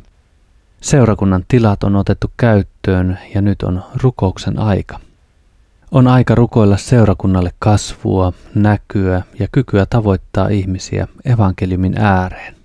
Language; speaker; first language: Finnish; native; Finnish